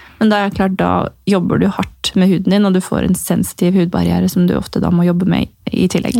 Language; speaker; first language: Norwegian; native; Norwegian